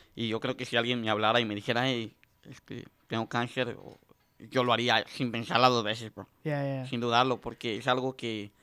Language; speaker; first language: Spanish; native; Spanish